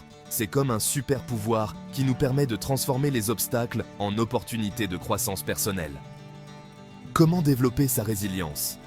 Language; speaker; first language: French; native; French